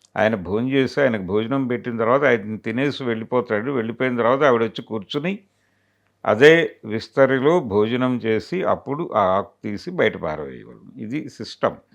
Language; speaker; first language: Telugu; native; Telugu